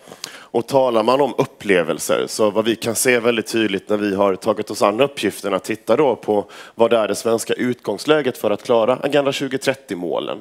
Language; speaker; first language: Swedish; native; Swedish